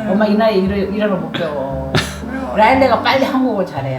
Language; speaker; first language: Korean; native; Korean